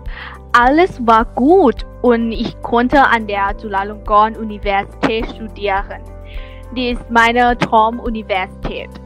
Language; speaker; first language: German; non-native, learner; Thai